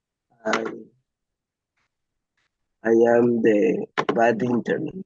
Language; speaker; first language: English; non-native, learner; Spanish